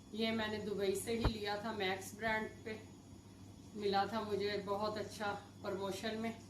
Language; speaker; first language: Urdu; native; Urdu